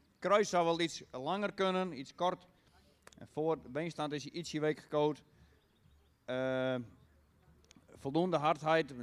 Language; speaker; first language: Dutch; native; Dutch